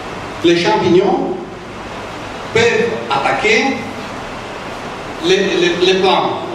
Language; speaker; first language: French; non-native, fluent; Italian